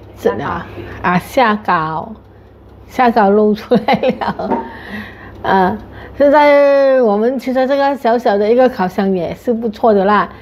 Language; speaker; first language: Chinese; native; Chinese